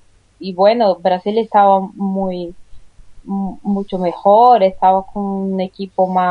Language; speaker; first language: Spanish; non-native, learner; Portuguese